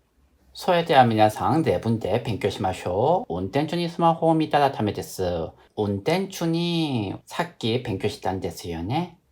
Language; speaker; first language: Japanese; non-native, fluent; Korean